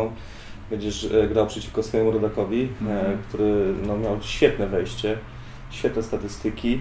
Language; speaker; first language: Polish; native; Polish